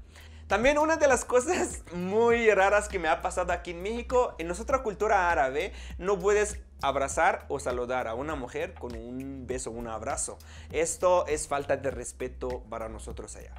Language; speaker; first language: Spanish; non-native, fluent; Arabic